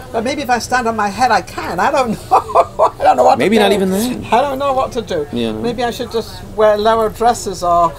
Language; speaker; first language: English; native; English